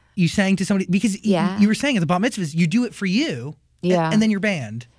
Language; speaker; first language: English; native; English